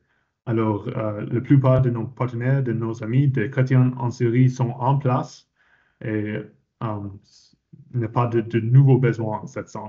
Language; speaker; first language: French; non-native, fluent; English